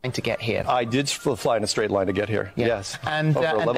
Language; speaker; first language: English; native; English